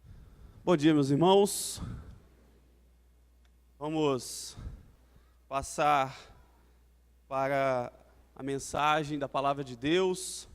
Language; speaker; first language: Portuguese; native; Portuguese